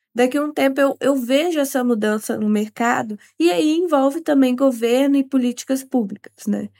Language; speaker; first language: Portuguese; native; Portuguese